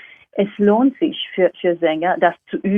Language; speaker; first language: German; non-native, fluent; Hebrew